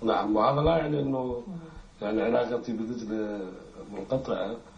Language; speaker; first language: Arabic; native; Arabic